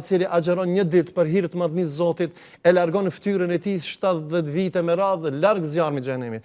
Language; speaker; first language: Albanian; native; Albanian